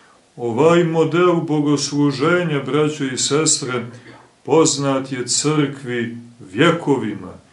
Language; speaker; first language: Serbian; native; Serbian